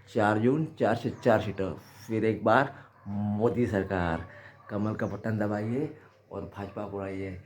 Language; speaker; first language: Hindi; non-native, local second language; Marathi